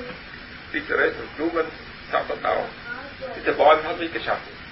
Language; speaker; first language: German; non-native, learner; Vietnamese